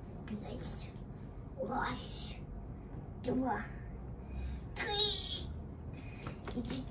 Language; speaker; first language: Russian; early bilingual, heritage; Hebrew